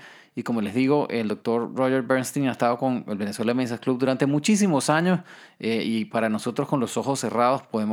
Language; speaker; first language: Spanish; native; Spanish